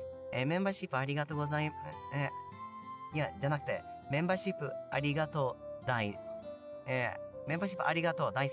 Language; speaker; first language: Japanese; non-native, learner; English